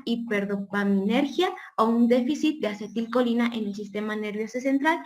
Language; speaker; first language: Spanish; native; Spanish